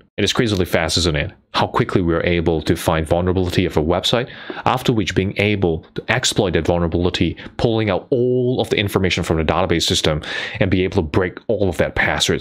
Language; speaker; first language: English; non-native, fluent; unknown